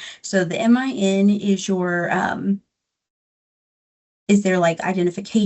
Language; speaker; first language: English; native; English